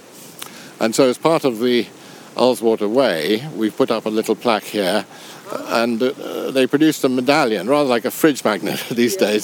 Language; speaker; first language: English; native; English